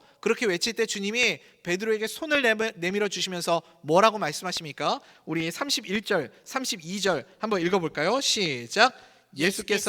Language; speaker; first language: Korean; native; Korean